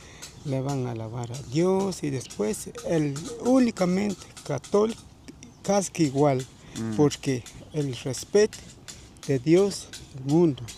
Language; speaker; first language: Spanish; non-native, local second language; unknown